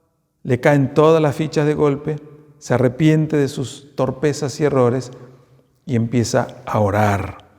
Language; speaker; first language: Spanish; native; Spanish